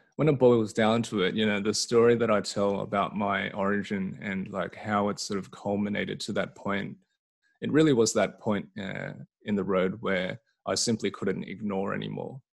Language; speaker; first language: English; native; English